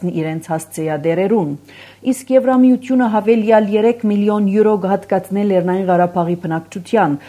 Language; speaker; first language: Armenian; early bilingual, heritage; Armenian